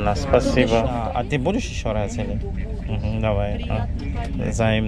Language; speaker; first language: Russian; non-native, learner; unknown